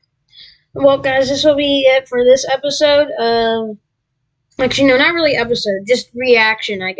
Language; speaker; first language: English; native; English